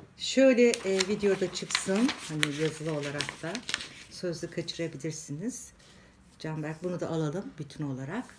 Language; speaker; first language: Turkish; native; Turkish